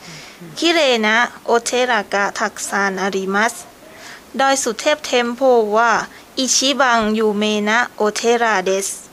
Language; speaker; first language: Japanese; non-native, learner; Thai